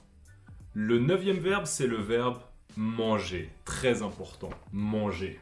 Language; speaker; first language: French; native; French